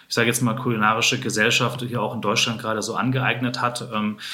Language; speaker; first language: German; native; German